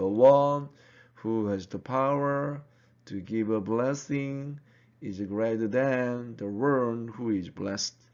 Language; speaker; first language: English; non-native, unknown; Korean